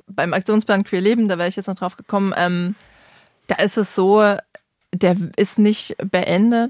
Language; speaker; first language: German; native; German